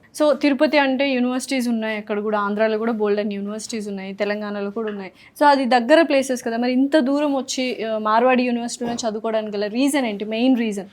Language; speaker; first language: Telugu; native; Telugu